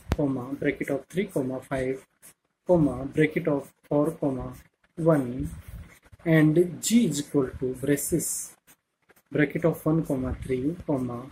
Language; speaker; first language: English; non-native, local second language; Hindi